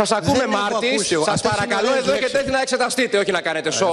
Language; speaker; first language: Greek; native; Greek